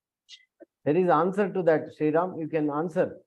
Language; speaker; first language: English; non-native, local second language; Kannada